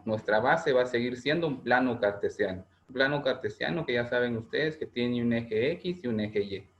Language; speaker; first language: Spanish; native; Spanish